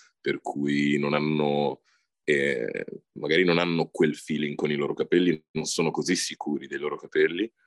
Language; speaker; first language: Italian; early bilingual, other home language; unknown